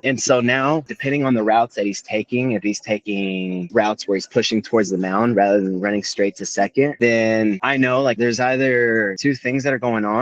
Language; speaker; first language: English; native; English